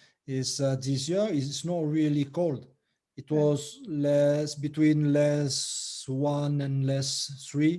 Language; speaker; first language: English; non-native, learner; French